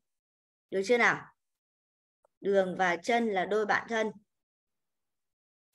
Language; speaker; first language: Vietnamese; native; Vietnamese